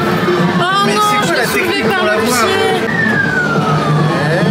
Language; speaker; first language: French; native; French